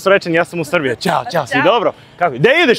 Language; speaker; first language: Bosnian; non-native, learner; English